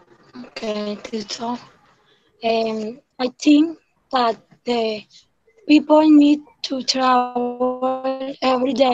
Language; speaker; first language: English; non-native, learner; Spanish